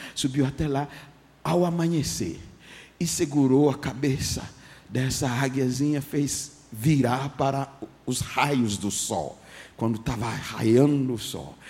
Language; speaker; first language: Portuguese; non-native, fluent; English